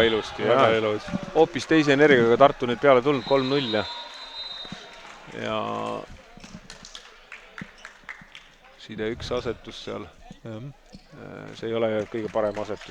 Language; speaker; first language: Estonian; native; Estonian